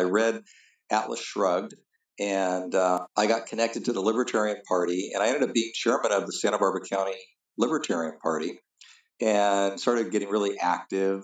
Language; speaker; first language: English; native; English